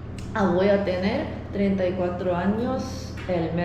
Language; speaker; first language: Spanish; non-native, learner; Korean